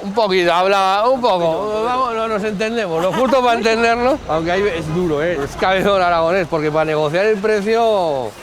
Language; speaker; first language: Spanish; native; Spanish